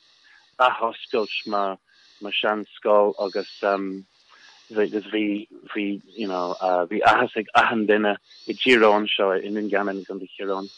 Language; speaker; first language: Irish; non-native, local second language; English